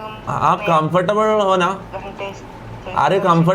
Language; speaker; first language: Hindi; non-native, local second language; Malayalam